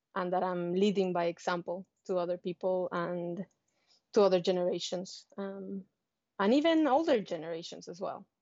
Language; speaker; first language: English; non-native, fluent; Spanish